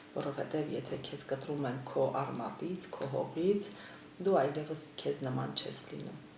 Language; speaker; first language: Armenian; native; Armenian